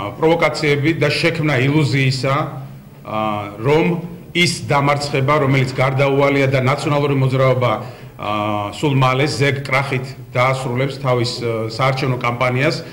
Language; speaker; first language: Georgian; native; Georgian